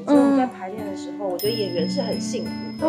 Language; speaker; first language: Chinese; native; Chinese